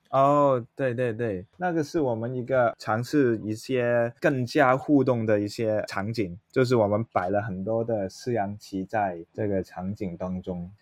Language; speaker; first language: Chinese; non-native, local second language; Cantonese